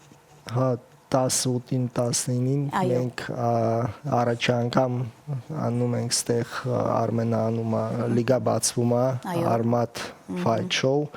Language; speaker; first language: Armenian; early bilingual, heritage; Russian